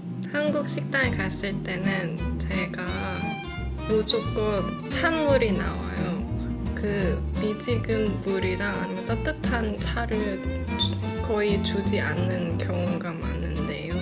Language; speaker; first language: Korean; non-native, learner; Cantonese